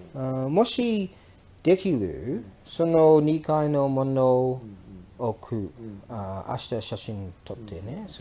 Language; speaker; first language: Japanese; non-native, learner; English